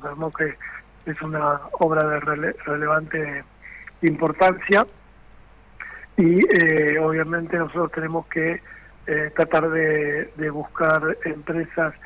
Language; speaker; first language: Spanish; native; Spanish